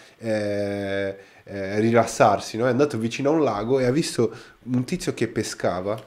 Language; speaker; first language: Italian; native; Italian